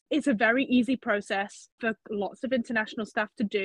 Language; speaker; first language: English; native; English